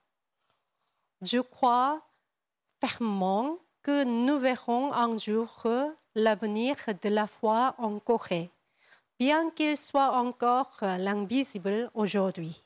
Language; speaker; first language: French; non-native, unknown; Korean